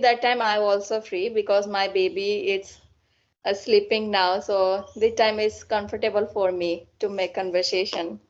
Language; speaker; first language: English; non-native, learner; Assamese